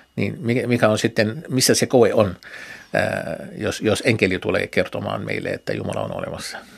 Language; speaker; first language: Finnish; non-native, fluent; Arabic